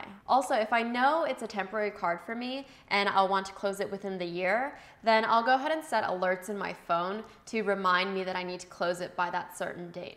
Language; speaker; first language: English; native; English